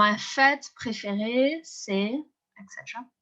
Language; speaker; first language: French; non-native, fluent; English